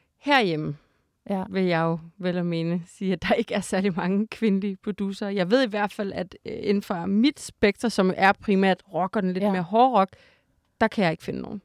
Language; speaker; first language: Danish; native; Danish